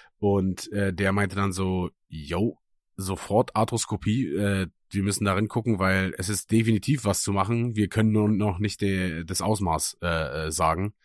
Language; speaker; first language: German; native; German